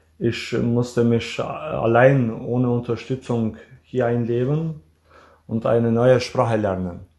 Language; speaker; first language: German; early bilingual, other home language; Albanian